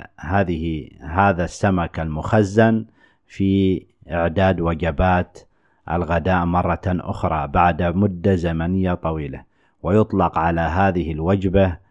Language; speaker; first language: Arabic; native; Arabic